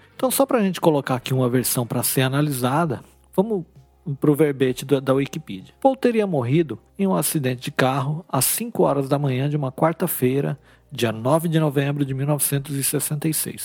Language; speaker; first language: Portuguese; native; Portuguese